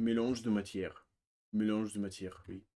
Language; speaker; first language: French; non-native, learner; Russian